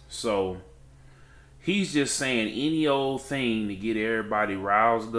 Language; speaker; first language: English; native; English